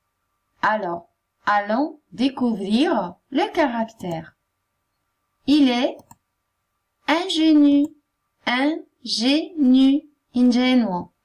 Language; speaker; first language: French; non-native, fluent; Italian